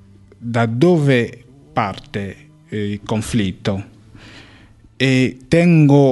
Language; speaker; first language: Italian; non-native, fluent; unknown